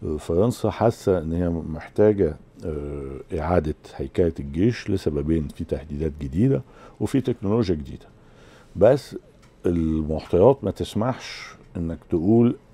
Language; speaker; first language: Arabic; native; Arabic